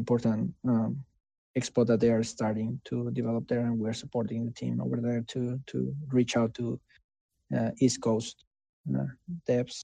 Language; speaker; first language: English; non-native, fluent; Spanish